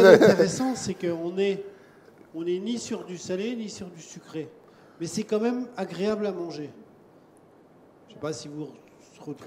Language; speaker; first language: French; native; French